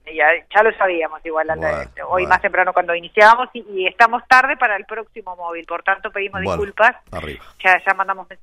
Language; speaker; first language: Spanish; native; Spanish